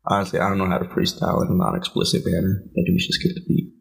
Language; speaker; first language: English; native; English